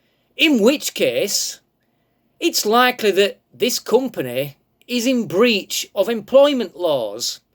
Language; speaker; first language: English; native; English